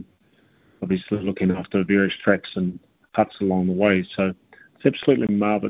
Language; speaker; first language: English; native; English